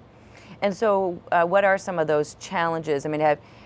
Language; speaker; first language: English; native; English